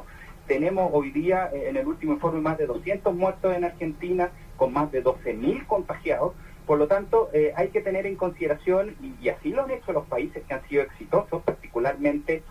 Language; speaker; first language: Spanish; native; Spanish